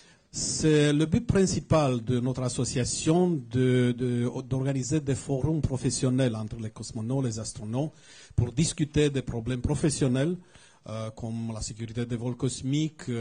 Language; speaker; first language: French; non-native, fluent; Romanian